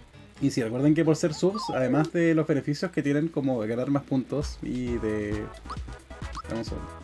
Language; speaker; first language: Spanish; native; Spanish